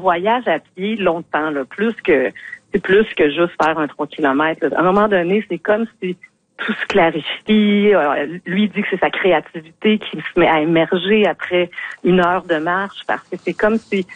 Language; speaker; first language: French; native; French